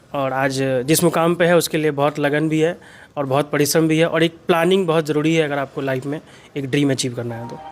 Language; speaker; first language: Hindi; native; Hindi